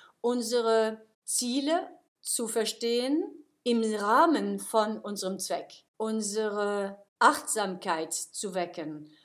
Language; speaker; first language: German; non-native, fluent; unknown